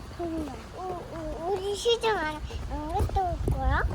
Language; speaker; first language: Korean; early bilingual, heritage; Korean